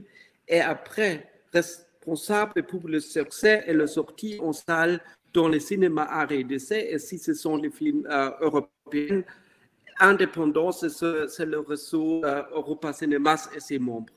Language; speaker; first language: French; non-native, fluent; German